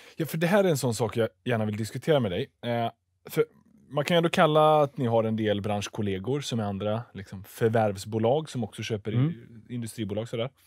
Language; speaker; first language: Swedish; native; Swedish